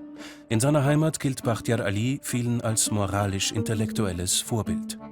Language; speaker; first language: German; native; German